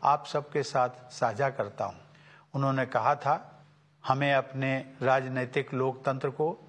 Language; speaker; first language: Hindi; native; Hindi